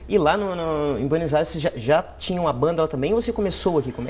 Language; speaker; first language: Portuguese; native; Portuguese